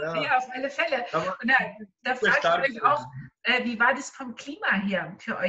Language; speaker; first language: German; native; German